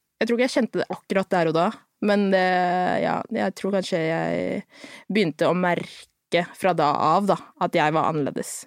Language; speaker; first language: Norwegian; early bilingual, other home language; Filipino